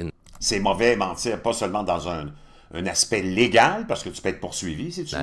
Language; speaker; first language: French; native; French